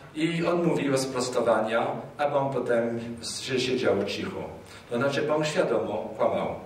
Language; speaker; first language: Polish; non-native, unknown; French